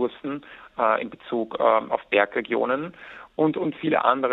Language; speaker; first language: German; native; German